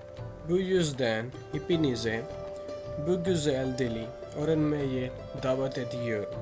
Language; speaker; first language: Turkish; non-native, learner; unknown